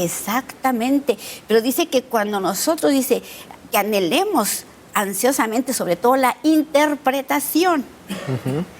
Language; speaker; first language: Spanish; native; Spanish